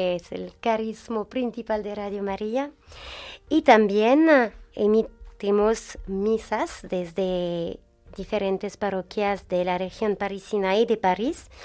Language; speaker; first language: Spanish; non-native, fluent; French